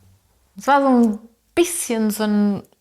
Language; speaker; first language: German; non-native, fluent; Spanish